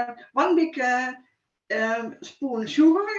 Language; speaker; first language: English; non-native, learner; Dutch